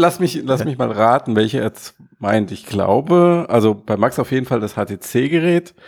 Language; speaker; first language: German; native; German